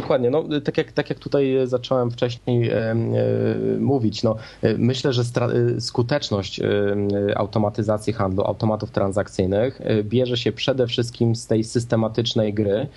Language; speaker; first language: Polish; native; Polish